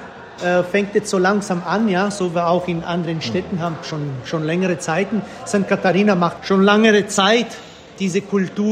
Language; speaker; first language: German; early bilingual, heritage; German